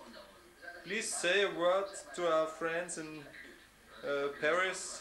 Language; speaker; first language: English; non-native, learner; German